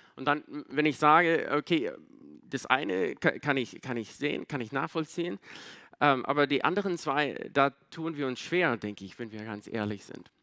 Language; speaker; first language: German; non-native, fluent; English